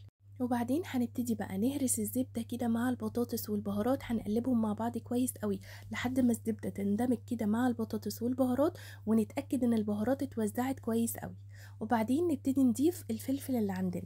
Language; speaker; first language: Arabic; native; Arabic